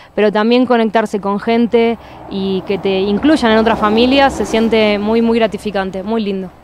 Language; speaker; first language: Spanish; native; Spanish